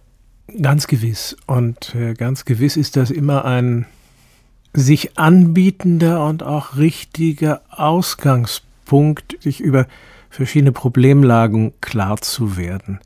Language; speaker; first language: German; native; German